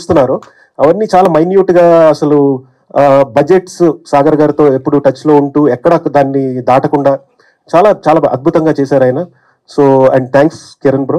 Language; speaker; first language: Telugu; native; Telugu